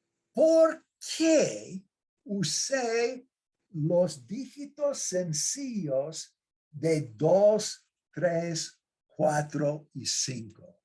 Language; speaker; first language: Spanish; non-native, fluent; English